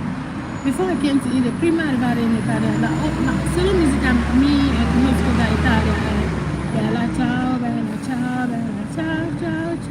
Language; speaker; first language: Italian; non-native, learner; Igbo